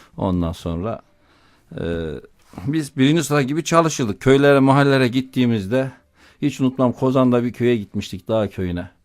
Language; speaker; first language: Turkish; native; Turkish